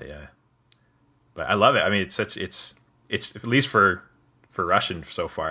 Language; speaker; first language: English; native; English